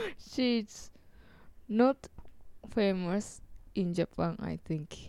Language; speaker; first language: English; non-native, learner; Japanese